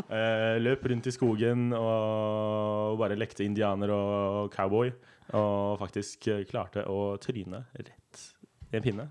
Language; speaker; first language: Norwegian; native; Norwegian